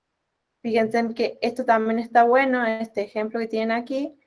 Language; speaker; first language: Spanish; native; Spanish